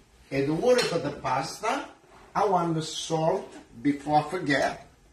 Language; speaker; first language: English; non-native, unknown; Italian